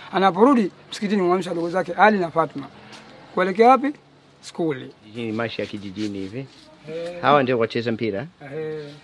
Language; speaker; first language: Swahili; non-native, fluent; English